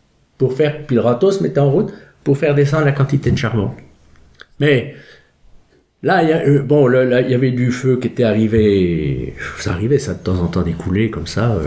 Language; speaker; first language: French; native; French